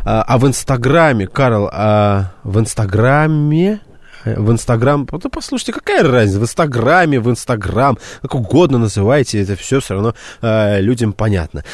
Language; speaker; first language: Russian; native; Russian